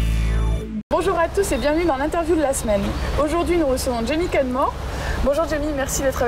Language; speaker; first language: French; native; French